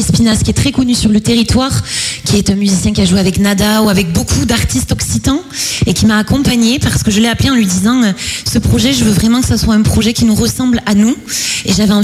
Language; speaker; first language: French; native; French